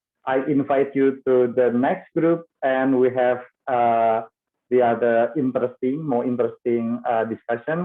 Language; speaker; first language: English; non-native, fluent; Indonesian